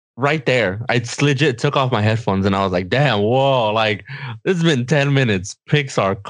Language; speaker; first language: English; non-native, fluent; Spanish